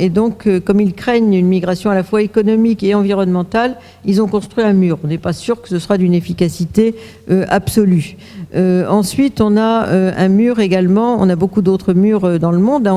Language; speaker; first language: French; native; French